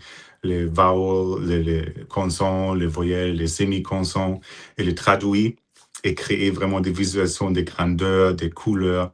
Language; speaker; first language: French; non-native, fluent; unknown